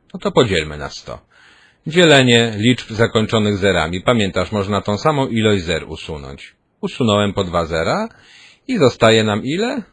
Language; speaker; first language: Polish; native; Polish